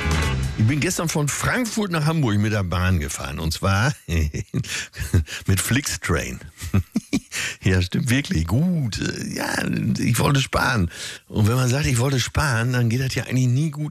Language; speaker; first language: German; native; German